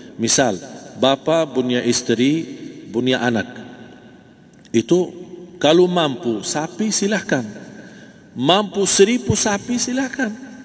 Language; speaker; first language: Malay; non-native, fluent; Arabic